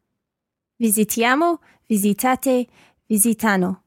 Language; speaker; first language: Italian; non-native, learner; English